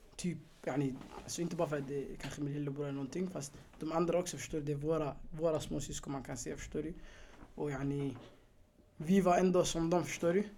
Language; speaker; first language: Swedish; early bilingual, other home language; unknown